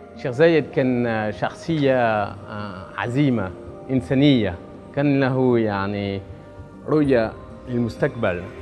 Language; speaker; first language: Arabic; non-native, fluent; French